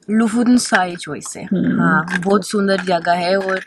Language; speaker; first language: Hindi; non-native, fluent; Norwegian